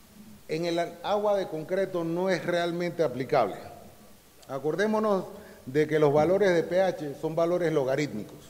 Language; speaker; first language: Spanish; native; Spanish